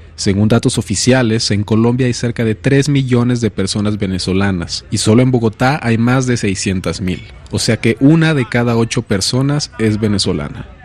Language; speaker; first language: Spanish; native; Spanish